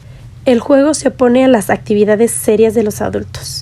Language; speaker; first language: Spanish; native; Spanish